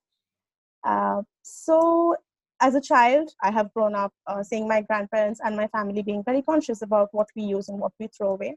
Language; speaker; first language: English; non-native, local second language; Bangla